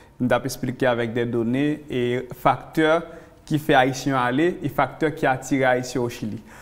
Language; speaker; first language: French; non-native, local second language; Haitian Creole